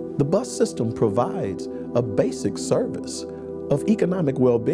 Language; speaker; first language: English; native; English